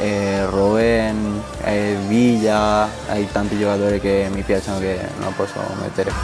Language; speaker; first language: Italian; non-native, fluent; Spanish